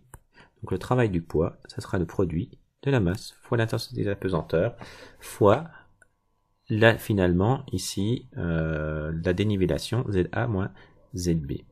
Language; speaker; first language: French; native; French